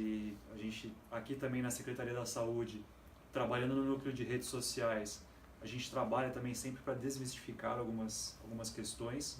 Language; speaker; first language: Portuguese; native; Portuguese